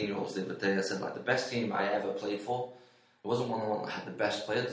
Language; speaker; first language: English; native; English